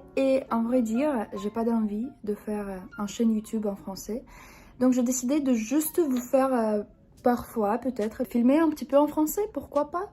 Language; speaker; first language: French; non-native, fluent; Russian